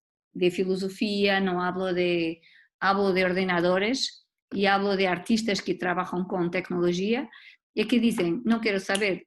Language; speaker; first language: Spanish; non-native, learner; Portuguese